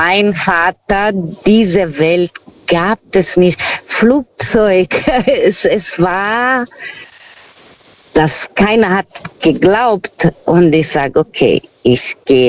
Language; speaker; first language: German; non-native, fluent; Portuguese